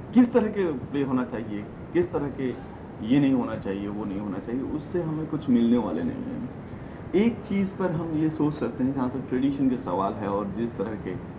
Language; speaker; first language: Hindi; non-native, local second language; Manipuri